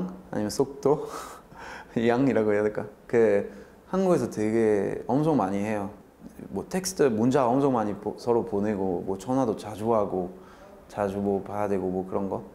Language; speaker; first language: Korean; non-native, fluent; French